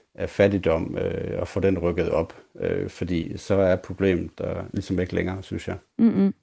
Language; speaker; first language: Danish; native; Danish